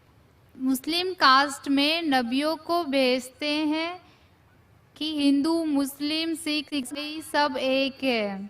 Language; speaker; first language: Hindi; non-native, local second language; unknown